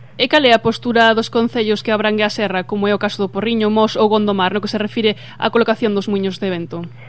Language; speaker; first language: Galician; native; Galician